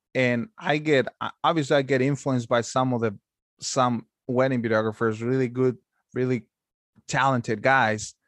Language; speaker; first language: English; non-native, fluent; Spanish